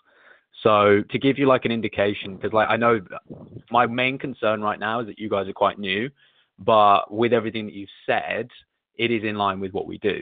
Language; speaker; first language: English; native; English